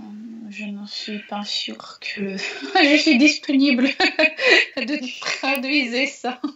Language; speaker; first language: French; non-native, learner; Russian